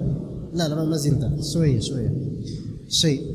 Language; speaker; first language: Arabic; non-native, fluent; Indonesian